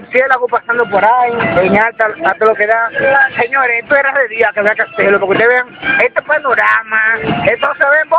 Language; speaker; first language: Spanish; native; Spanish